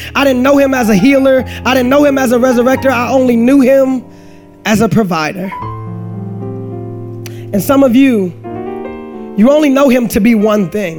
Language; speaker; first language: English; native; English